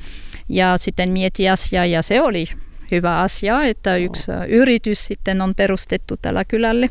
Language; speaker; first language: Finnish; non-native, learner; French